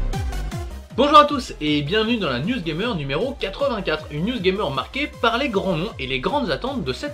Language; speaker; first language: French; native; French